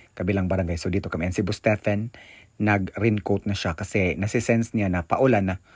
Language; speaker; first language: Filipino; non-native, local second language; Cebuano